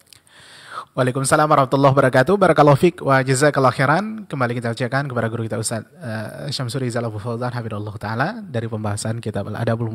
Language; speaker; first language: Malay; native; Malay